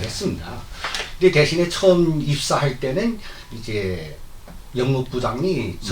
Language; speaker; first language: Korean; native; Korean